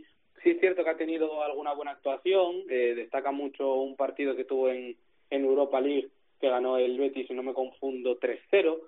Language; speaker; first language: Spanish; native; Spanish